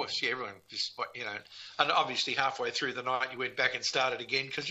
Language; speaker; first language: English; native; English